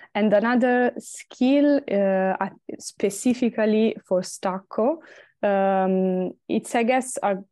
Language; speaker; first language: English; non-native, fluent; Italian